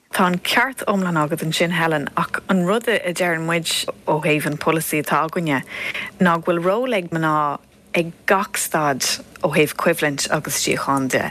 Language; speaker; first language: Irish; non-native, local second language; English